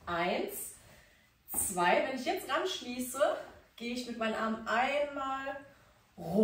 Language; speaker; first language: German; native; German